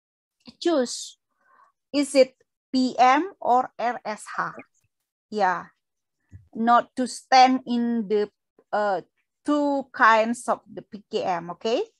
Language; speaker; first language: English; non-native, fluent; Indonesian